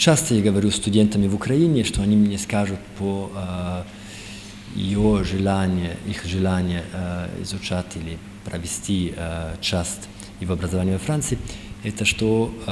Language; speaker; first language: Russian; non-native, learner; French